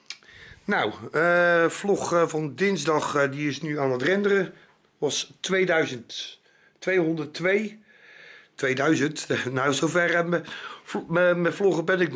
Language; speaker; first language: Dutch; native; Dutch